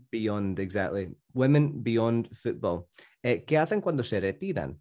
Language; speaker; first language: Spanish; non-native, fluent; English